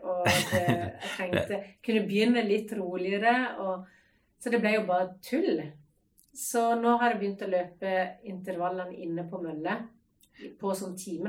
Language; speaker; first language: Norwegian; native; Norwegian